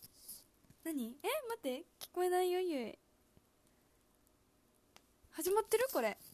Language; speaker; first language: Japanese; native; Japanese